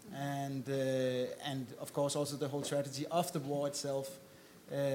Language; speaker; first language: English; non-native, fluent; Danish